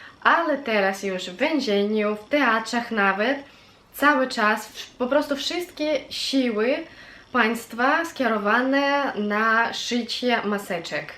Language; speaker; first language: Polish; non-native, fluent; Russian